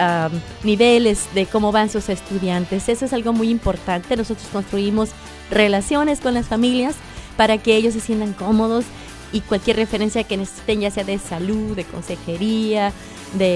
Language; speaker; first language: Spanish; native; Spanish